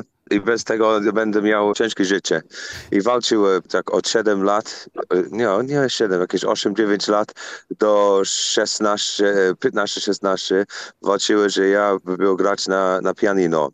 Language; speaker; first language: Polish; non-native, learner; English